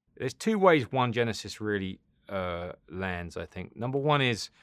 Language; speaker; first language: English; native; English